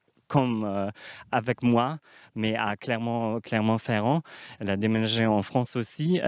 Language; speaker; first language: French; non-native, fluent; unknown